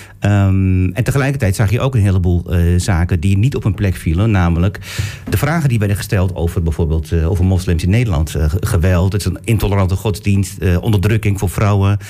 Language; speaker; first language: Dutch; early bilingual, other home language; Turkish